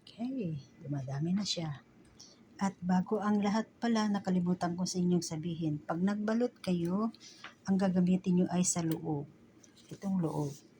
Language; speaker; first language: Filipino; native; Filipino